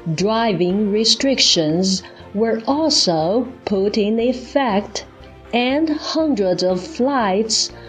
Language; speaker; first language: English; non-native, fluent; Chinese